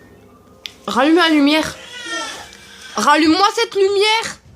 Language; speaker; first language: French; native; French